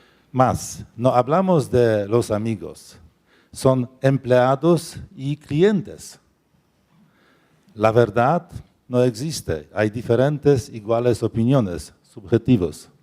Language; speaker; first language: Spanish; non-native, fluent; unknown